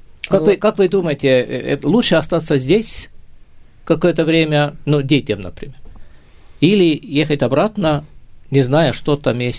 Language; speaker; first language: Russian; non-native, fluent; Estonian